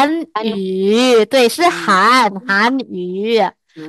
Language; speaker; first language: Chinese; non-native, fluent; Indonesian